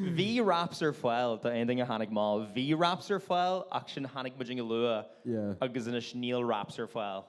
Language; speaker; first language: Irish; non-native, local second language; English